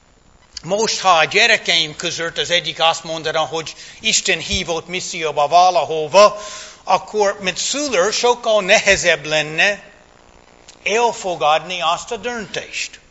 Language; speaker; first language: Hungarian; non-native, fluent; English